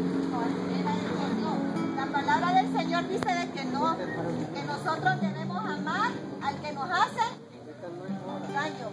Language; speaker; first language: Spanish; native; Spanish